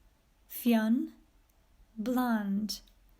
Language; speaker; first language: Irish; non-native, local second language; English